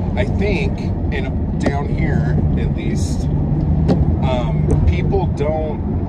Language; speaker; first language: English; native; English